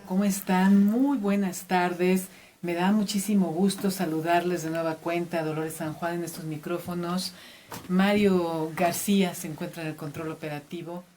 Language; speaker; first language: Spanish; native; Spanish